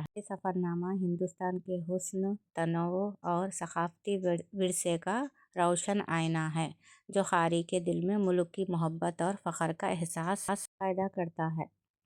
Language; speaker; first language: Urdu; native; Urdu